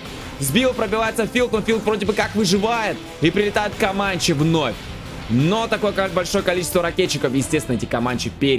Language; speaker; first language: Russian; native; Russian